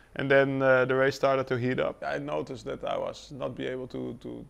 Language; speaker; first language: English; non-native, fluent; Dutch